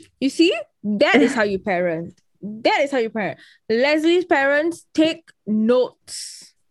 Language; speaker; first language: English; native; English